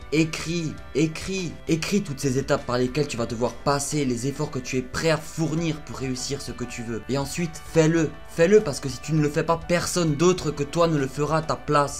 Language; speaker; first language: French; native; French